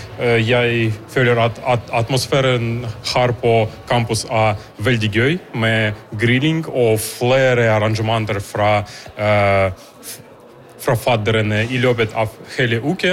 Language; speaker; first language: Norwegian; non-native, fluent; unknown